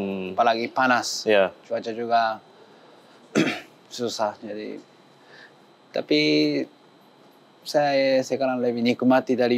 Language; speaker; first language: Indonesian; non-native, learner; Japanese